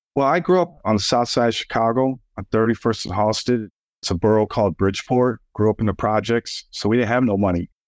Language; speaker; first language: English; native; English